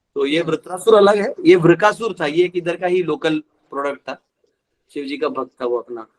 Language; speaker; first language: Hindi; non-native, local second language; Marathi